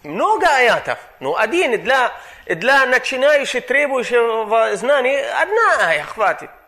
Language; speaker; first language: Russian; non-native, fluent; Arabic